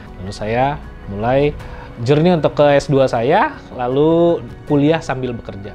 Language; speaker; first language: Indonesian; native; Indonesian